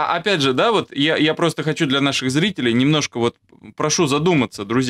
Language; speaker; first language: Russian; native; Russian